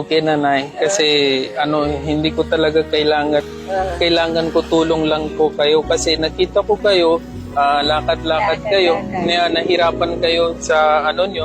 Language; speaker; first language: Filipino; non-native, learner; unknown